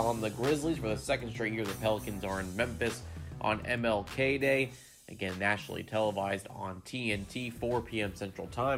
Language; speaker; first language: English; native; English